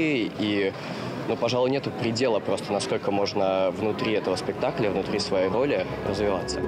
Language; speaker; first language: Russian; native; Russian